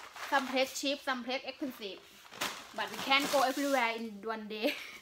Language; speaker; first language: English; non-native, learner; Thai